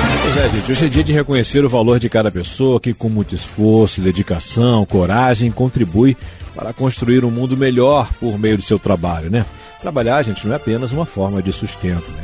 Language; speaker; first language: Portuguese; native; Portuguese